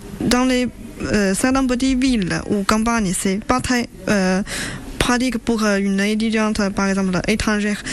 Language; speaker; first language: French; non-native, learner; Chinese